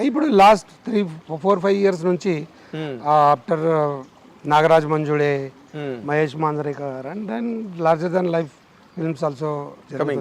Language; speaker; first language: Telugu; non-native, learner; Marathi